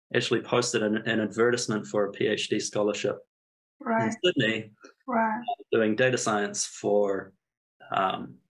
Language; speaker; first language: English; native; English